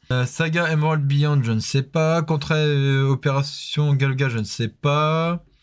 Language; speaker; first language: French; native; French